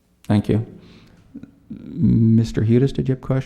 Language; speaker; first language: English; native; English